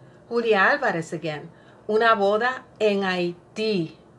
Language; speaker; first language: English; non-native, fluent; Spanish